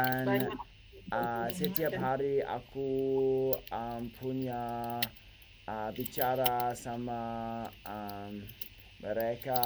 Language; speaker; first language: Indonesian; non-native, learner; English